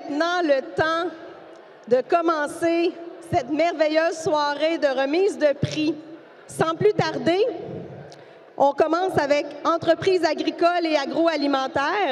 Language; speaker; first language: French; native; French